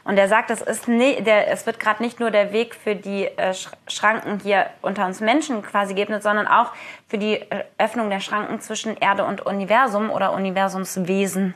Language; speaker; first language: German; native; German